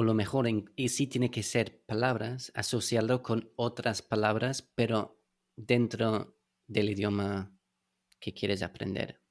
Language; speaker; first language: Spanish; non-native, fluent; English